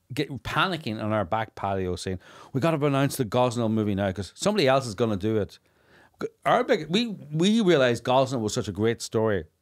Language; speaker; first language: English; native; English